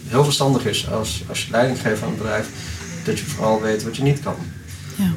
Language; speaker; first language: Dutch; native; Dutch